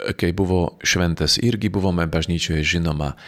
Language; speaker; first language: Lithuanian; non-native, fluent; Slovak